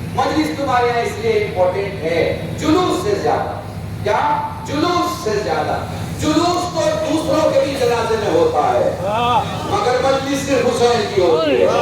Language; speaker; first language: Urdu; native; Urdu